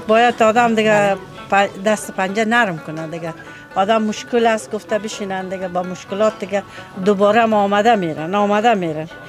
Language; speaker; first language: Persian; native; Persian